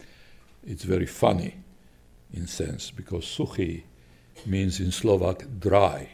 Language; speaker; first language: English; non-native, fluent; Slovak